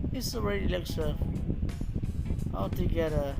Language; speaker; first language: English; non-native, learner; Khmer